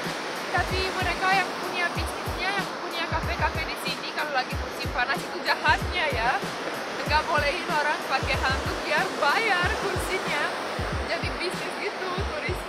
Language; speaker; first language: Indonesian; non-native, fluent; Romanian